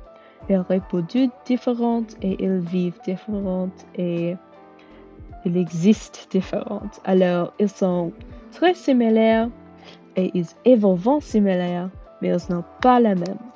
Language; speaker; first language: French; non-native, learner; English